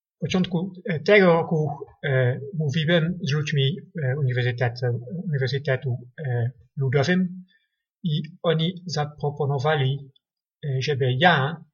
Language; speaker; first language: Polish; non-native, learner; Dutch